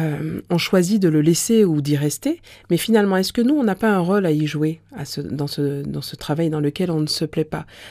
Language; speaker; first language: French; native; French